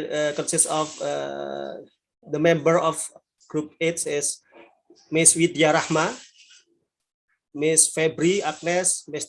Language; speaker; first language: English; non-native, learner; Indonesian